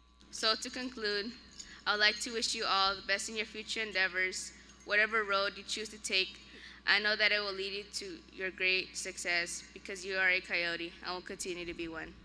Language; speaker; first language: English; early bilingual, other home language; Spanish